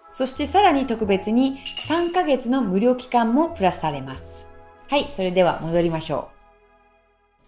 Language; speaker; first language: Japanese; non-native, fluent; English